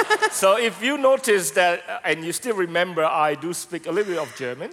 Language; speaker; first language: English; non-native, fluent; Indonesian